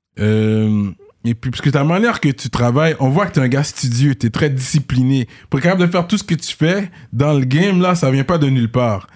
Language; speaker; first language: French; native; French